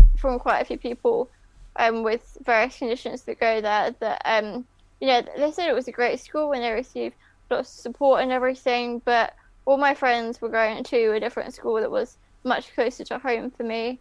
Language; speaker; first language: English; native; English